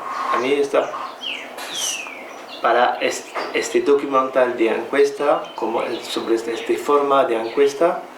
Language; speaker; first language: Spanish; non-native, learner; French